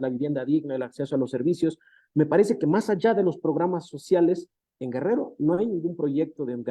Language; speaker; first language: Spanish; native; Spanish